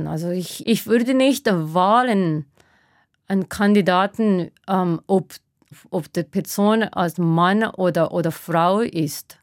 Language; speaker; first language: German; non-native, fluent; Japanese